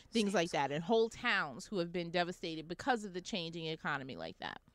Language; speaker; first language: English; native; English